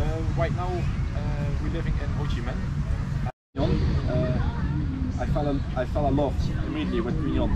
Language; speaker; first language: English; non-native, fluent; Dutch